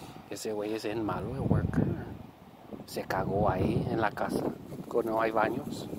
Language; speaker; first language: Spanish; early bilingual, heritage; Spanish